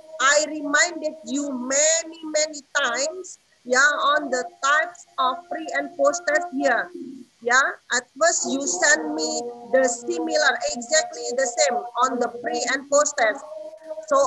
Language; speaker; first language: English; non-native, fluent; Indonesian